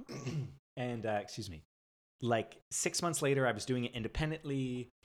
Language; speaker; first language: English; native; English